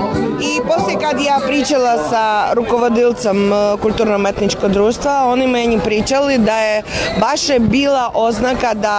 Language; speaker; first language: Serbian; non-native, fluent; Russian